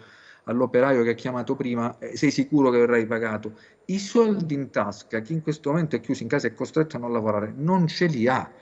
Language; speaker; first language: Italian; native; Italian